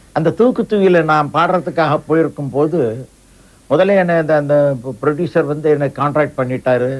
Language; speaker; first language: Tamil; non-native, local second language; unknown